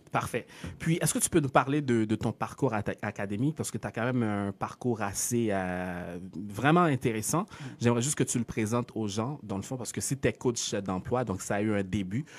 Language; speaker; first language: French; native; French